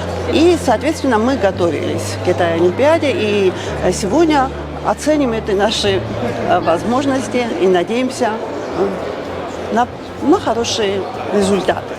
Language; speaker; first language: Russian; non-native, fluent; Georgian